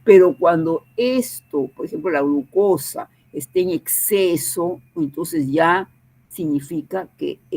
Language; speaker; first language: Spanish; native; Spanish